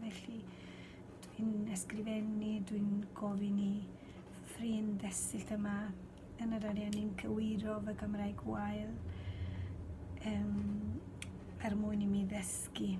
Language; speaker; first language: Welsh; non-native, fluent; Spanish